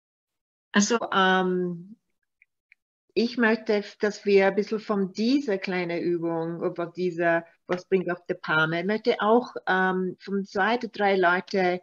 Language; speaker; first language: German; non-native, learner; Maltese